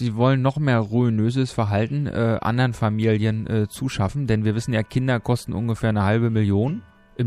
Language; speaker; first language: German; native; German